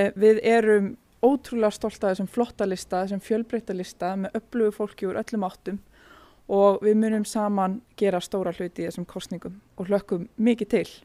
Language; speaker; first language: Icelandic; native; Icelandic